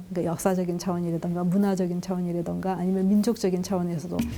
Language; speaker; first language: Korean; native; Korean